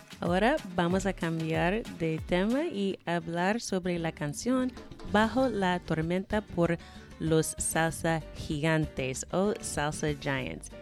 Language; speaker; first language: Spanish; non-native, fluent; English